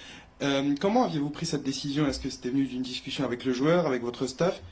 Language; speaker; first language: French; native; French